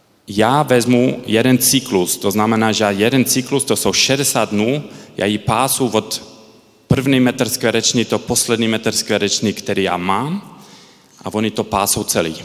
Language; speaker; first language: Czech; early bilingual, heritage; Czech